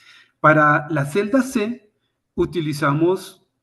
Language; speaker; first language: Spanish; native; Spanish